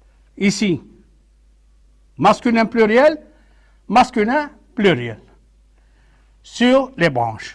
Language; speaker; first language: French; non-native, local second language; Arabic